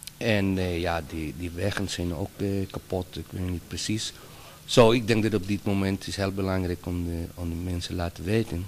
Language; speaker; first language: Dutch; non-native, fluent; Spanish